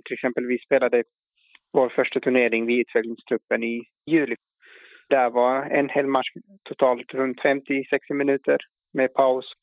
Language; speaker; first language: Swedish; non-native, fluent; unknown